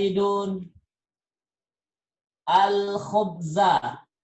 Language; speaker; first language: Arabic; non-native, fluent; Indonesian